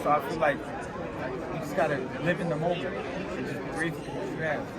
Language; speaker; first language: English; native; English